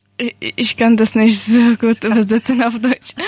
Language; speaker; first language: German; non-native, learner; Persian